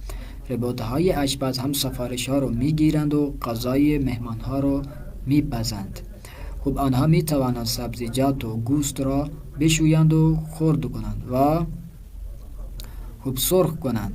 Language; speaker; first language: Persian; non-native, fluent; Urdu